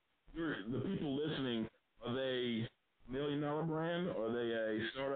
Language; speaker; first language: English; native; English